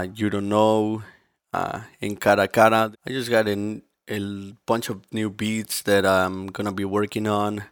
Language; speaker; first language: English; early bilingual, other home language; Spanish